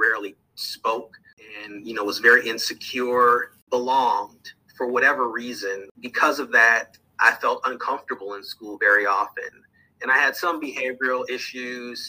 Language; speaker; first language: English; native; English